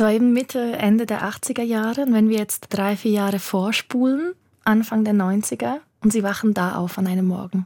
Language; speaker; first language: German; native; German